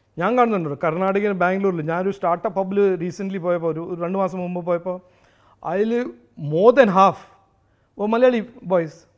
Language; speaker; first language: Malayalam; early bilingual, heritage; Malayalam